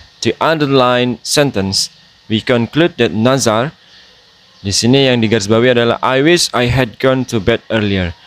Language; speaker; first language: English; non-native, fluent; Indonesian